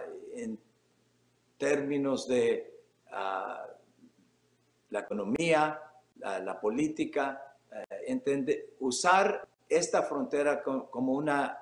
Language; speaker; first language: Spanish; early bilingual, heritage; Spanish